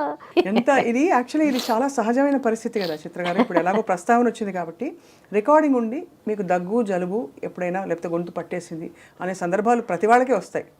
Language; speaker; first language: Telugu; native; Telugu